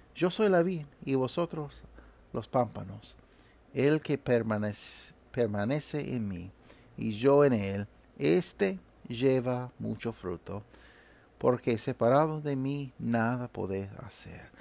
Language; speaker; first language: Spanish; non-native, fluent; English